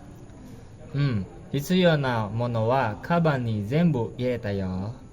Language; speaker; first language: Japanese; non-native, learner; Indonesian